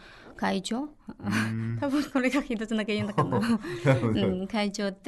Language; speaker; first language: Japanese; non-native, learner; Chinese